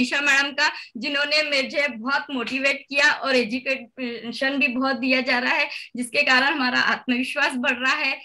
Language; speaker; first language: Hindi; native; Hindi